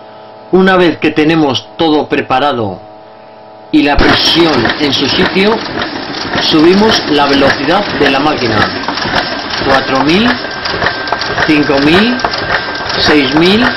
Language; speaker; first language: Spanish; native; Spanish